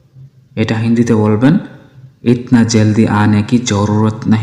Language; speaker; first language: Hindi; non-native, fluent; Bangla